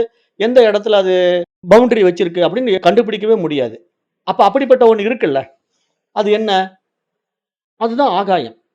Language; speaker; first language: Tamil; native; Tamil